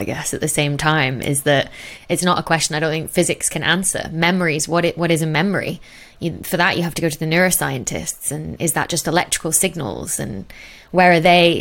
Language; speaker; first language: English; native; English